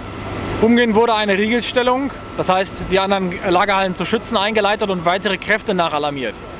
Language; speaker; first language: German; native; German